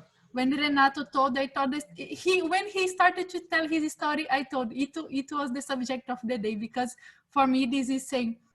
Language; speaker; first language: English; non-native, fluent; Portuguese